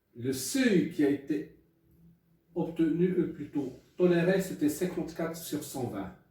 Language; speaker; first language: French; non-native, local second language; Arabic